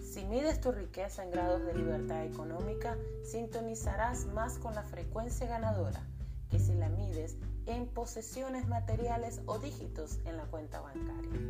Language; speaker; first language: Spanish; native; Spanish